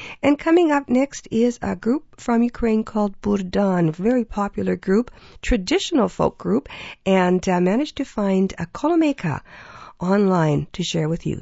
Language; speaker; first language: English; early bilingual, other home language; Ukrainian